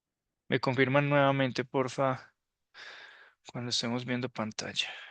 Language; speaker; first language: Spanish; native; Spanish